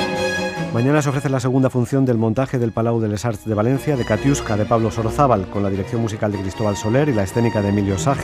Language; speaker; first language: Spanish; native; Spanish